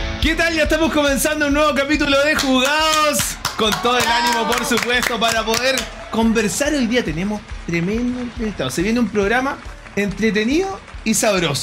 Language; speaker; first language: Spanish; native; Spanish